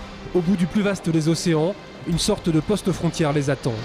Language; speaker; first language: French; native; French